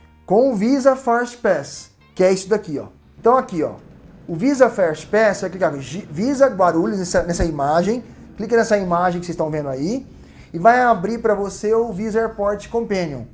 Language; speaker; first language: Portuguese; native; Portuguese